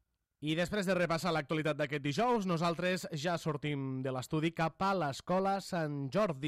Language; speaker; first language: Catalan; native; Catalan